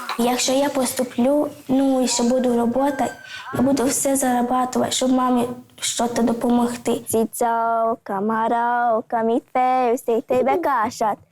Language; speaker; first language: Ukrainian; non-native, local second language; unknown